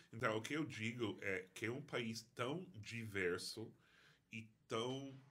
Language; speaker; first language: Portuguese; non-native, fluent; English